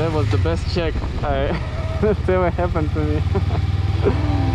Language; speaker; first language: English; non-native, fluent; Russian